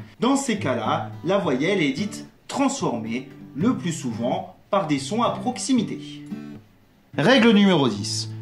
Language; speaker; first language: French; native; French